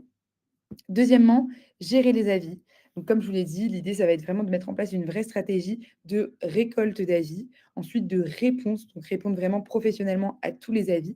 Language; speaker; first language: French; native; French